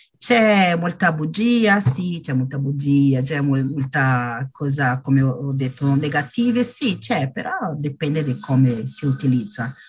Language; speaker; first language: Italian; non-native, fluent; Portuguese